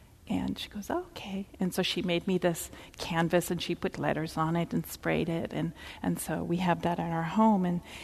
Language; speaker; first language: English; early bilingual, other home language; Dutch